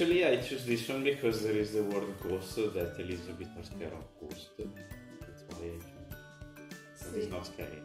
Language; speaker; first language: English; non-native, fluent; Italian